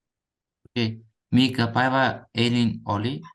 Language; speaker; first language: Finnish; non-native, learner; Uzbek